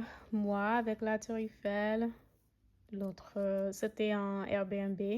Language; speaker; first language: French; non-native, fluent; English